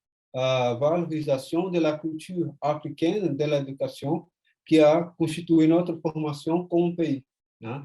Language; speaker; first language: French; non-native, fluent; Portuguese